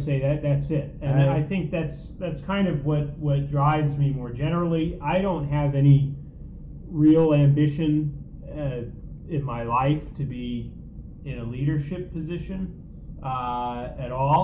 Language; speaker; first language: English; native; English